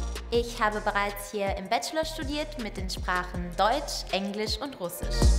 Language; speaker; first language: German; non-native, fluent; Italian